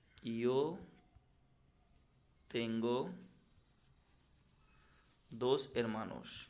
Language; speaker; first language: Spanish; non-native, learner; Hindi